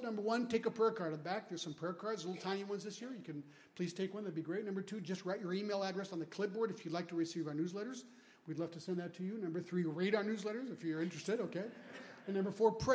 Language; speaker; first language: English; early bilingual, other home language; French